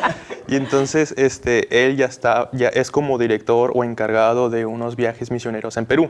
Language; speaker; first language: Spanish; native; Spanish